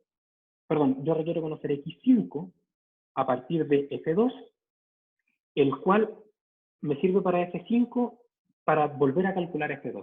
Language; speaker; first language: Spanish; native; Spanish